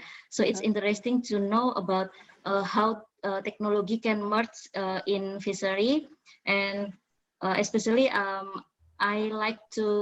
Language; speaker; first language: English; non-native, learner; Indonesian